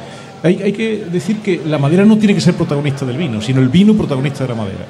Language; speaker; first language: Spanish; native; Spanish